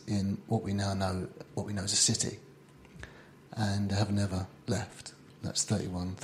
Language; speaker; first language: English; native; English